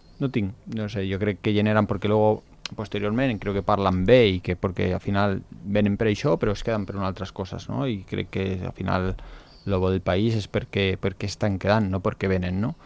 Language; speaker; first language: Catalan; non-native, local second language; Spanish